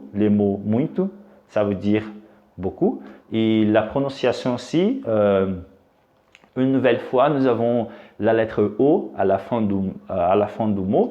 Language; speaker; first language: French; non-native, fluent; Portuguese